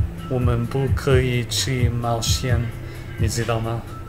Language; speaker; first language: Chinese; non-native, learner; English